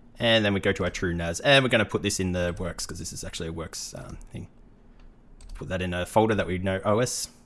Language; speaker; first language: English; native; English